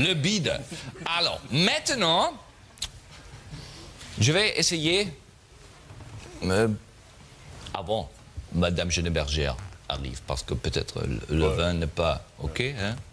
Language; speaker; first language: French; non-native, learner; German